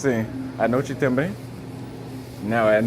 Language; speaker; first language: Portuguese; non-native, learner; English